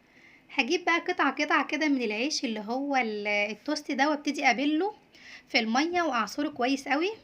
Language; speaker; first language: Arabic; native; Arabic